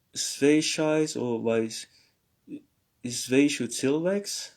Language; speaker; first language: Latvian; non-native, learner; Morisyen